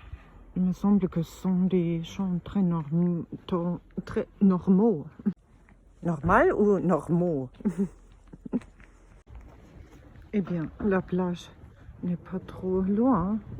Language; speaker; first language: French; non-native, fluent; German